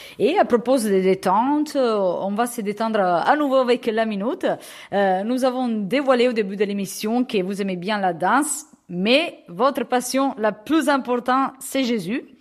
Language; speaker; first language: French; non-native, fluent; Italian